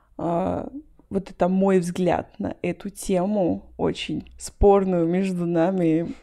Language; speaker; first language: Russian; non-native, fluent; Spanish